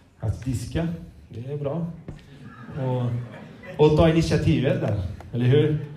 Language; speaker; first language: Swedish; non-native, fluent; Portuguese